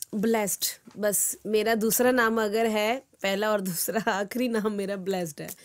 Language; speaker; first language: Hindi; non-native, local second language; Punjabi